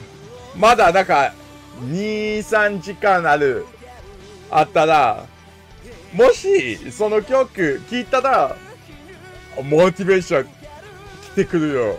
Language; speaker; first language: Japanese; non-native, learner; English